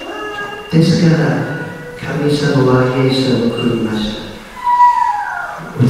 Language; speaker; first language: Japanese; non-native, learner; English